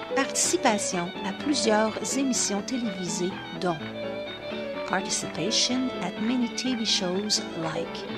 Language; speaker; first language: French; native; French